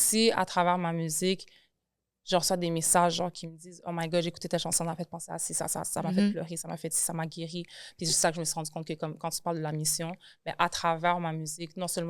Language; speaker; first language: French; native; French